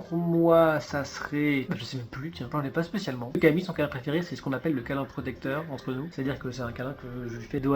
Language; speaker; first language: French; native; French